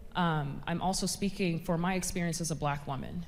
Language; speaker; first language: English; native; English